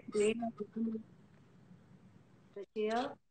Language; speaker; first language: Spanish; native; Spanish